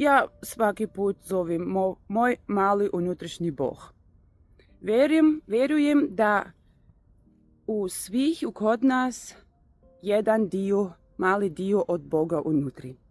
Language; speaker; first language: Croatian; non-native, learner; Russian